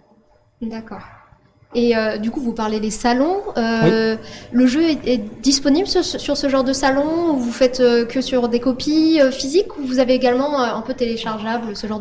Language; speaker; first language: French; native; French